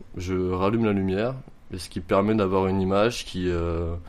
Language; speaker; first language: French; native; French